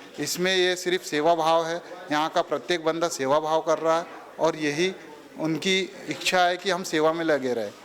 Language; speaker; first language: Hindi; native; Hindi